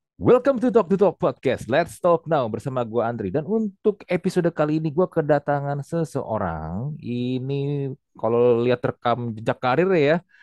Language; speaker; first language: Indonesian; native; Indonesian